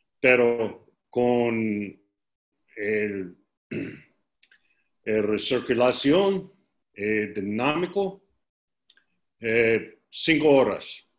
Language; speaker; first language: Spanish; non-native, learner; English